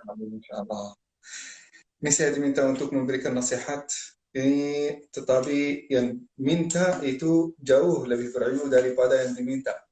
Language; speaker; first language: Indonesian; non-native, fluent; Arabic